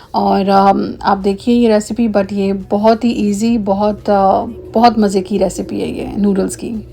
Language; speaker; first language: Urdu; native; Urdu